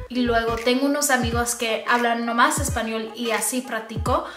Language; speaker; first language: Spanish; early bilingual, other home language; English